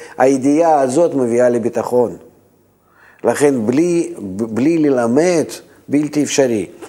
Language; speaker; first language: Hebrew; non-native, fluent; Russian